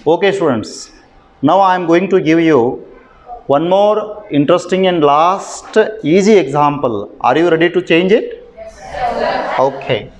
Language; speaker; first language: English; non-native, local second language; Kannada